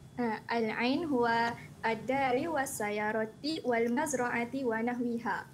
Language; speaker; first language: Arabic; non-native, learner; Malay